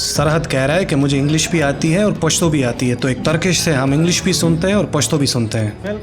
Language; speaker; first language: Urdu; non-native, local second language; Pashto